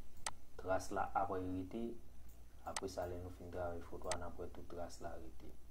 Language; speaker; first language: French; non-native, learner; Haitian Creole